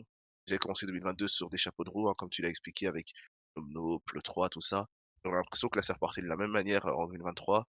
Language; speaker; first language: French; native; French